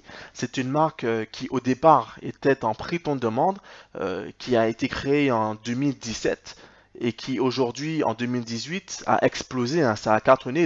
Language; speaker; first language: French; native; French